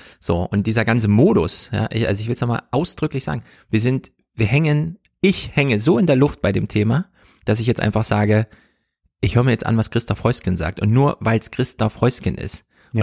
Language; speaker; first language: German; native; German